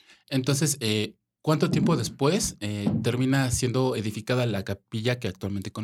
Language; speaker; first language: Spanish; native; Spanish